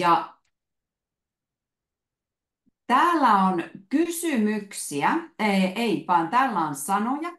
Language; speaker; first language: Finnish; native; Finnish